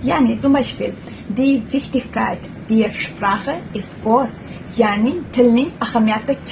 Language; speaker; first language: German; non-native, fluent; Uzbek